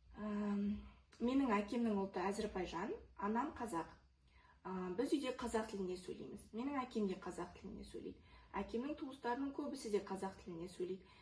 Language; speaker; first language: Kazakh; non-native, local second language; Russian